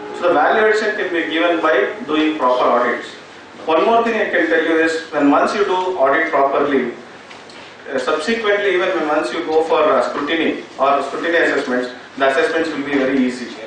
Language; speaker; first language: English; non-native, local second language; Kannada